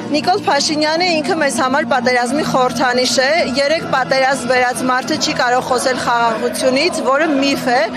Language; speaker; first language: Armenian; native; Armenian